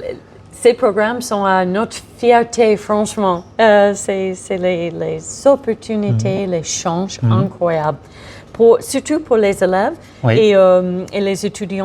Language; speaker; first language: French; non-native, fluent; English